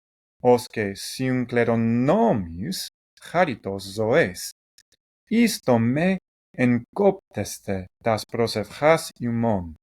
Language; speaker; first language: Greek; non-native, learner; English